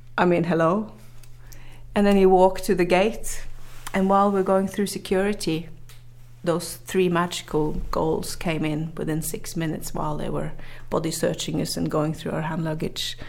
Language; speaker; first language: English; non-native, fluent; Norwegian